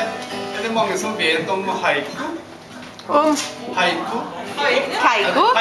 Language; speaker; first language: Norwegian; non-native, fluent; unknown